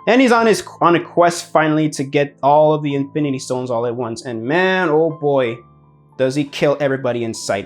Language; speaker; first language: English; native; English